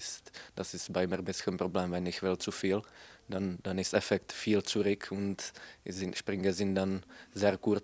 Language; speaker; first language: German; non-native, learner; Czech